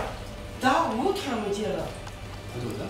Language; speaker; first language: Russian; non-native, learner; Chinese